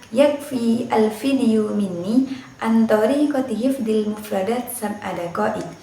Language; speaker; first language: Arabic; non-native, learner; Indonesian